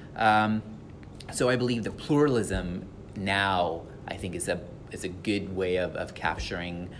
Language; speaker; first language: English; non-native, local second language; Tamil